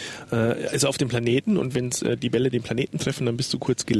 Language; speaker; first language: German; native; German